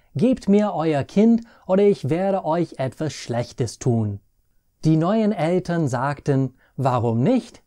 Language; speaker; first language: German; non-native, fluent; English